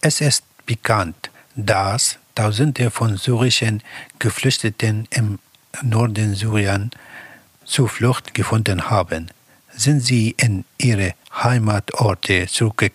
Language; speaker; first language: German; non-native, fluent; Arabic